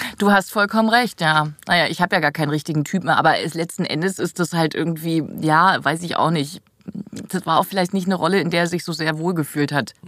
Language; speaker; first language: German; native; German